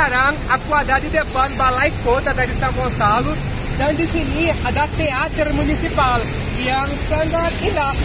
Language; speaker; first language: Indonesian; non-native, fluent; Portuguese